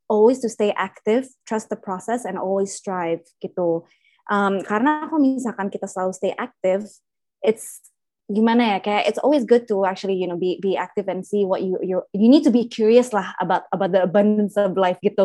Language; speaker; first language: English; early bilingual, other home language; Indonesian